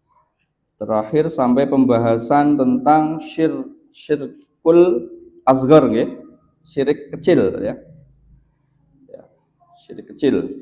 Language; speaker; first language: Indonesian; native; Indonesian